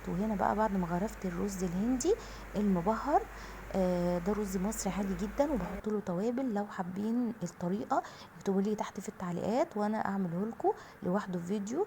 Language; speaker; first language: Arabic; native; Arabic